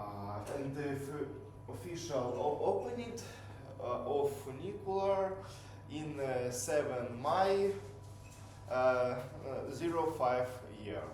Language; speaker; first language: English; non-native, learner; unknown